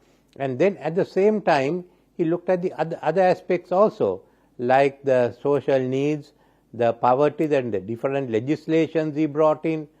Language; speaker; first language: English; non-native, local second language; Sinhala